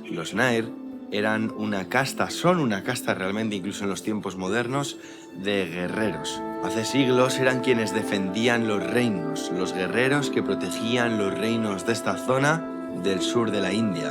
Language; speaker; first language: Spanish; native; Spanish